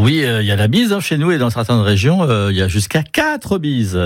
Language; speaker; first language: French; native; French